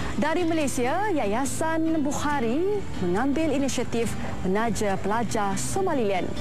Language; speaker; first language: Malay; native; Malay